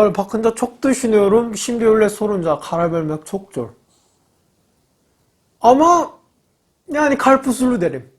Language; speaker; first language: Turkish; non-native, learner; Korean